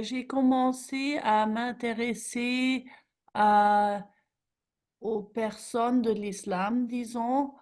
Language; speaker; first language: French; non-native, fluent; German